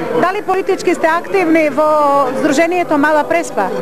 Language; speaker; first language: Macedonian; native; Macedonian